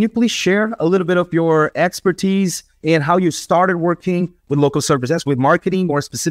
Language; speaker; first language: English; non-native, fluent; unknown